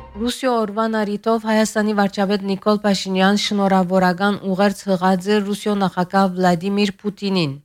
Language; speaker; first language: Armenian; early bilingual, heritage; Armenian